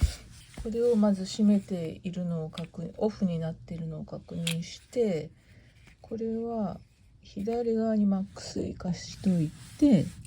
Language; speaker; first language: Japanese; native; Japanese